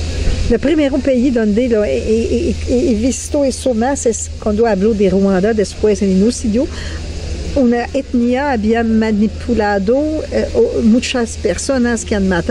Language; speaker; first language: Spanish; non-native, fluent; French